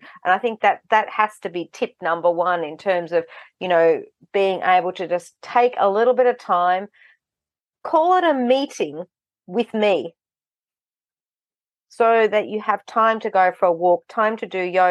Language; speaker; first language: English; native; English